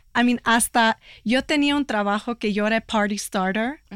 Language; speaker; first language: Spanish; early bilingual, heritage; Spanish